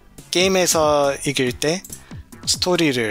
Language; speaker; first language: Korean; non-native, learner; English